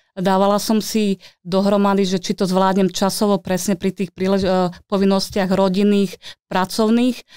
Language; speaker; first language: Slovak; native; Slovak